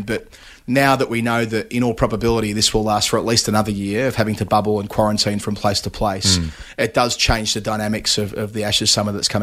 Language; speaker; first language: English; native; English